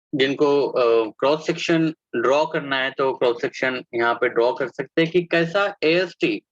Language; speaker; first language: Hindi; non-native, local second language; Marathi